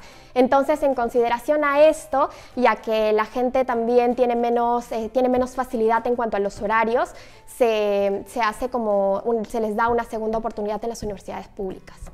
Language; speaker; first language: Spanish; native; Spanish